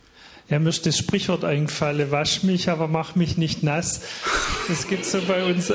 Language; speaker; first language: German; native; German